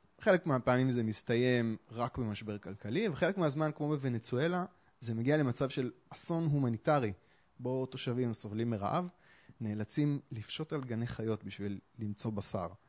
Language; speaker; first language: Hebrew; native; Hebrew